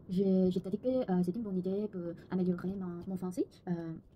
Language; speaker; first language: French; non-native, learner; Korean